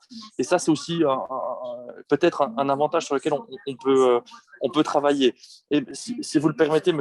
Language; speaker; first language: French; native; French